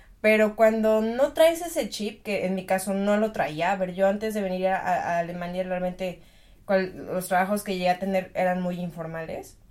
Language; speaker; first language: Spanish; native; Spanish